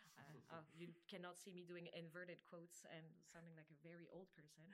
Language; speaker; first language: English; non-native, fluent; French